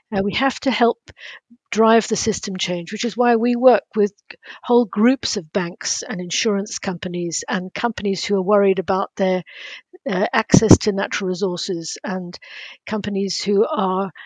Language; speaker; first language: English; native; English